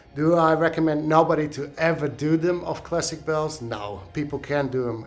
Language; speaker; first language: English; non-native, fluent; Dutch